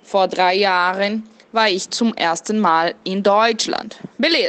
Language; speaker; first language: German; non-native, fluent; Portuguese